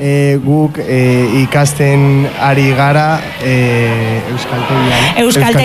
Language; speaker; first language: Basque; non-native, learner; Spanish